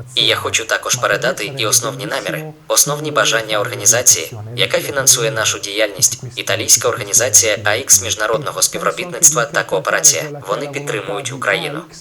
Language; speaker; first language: Ukrainian; non-native, fluent; Italian